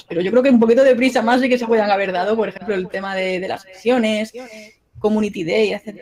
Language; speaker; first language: Spanish; native; Spanish